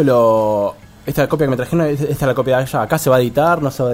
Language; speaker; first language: Spanish; native; Spanish